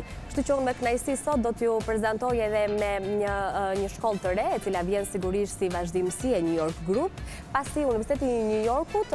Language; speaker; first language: Albanian; native; Albanian